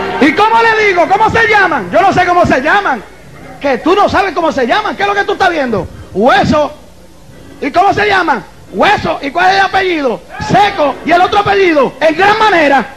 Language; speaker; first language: Spanish; native; Spanish